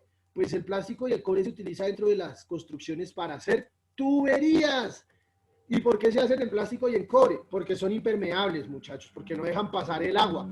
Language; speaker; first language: Spanish; native; Spanish